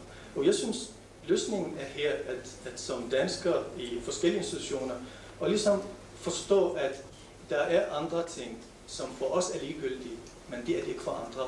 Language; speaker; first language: Danish; non-native, local second language; Arabic